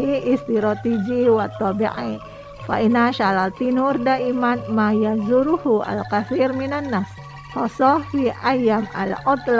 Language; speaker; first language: Arabic; non-native, learner; Indonesian